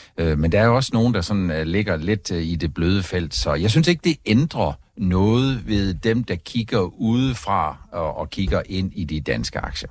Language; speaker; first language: Danish; native; Danish